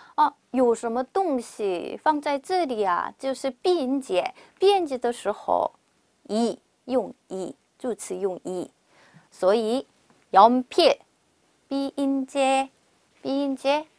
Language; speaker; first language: Chinese; non-native, fluent; Korean